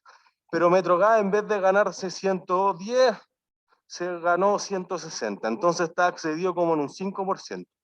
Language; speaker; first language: Spanish; native; Spanish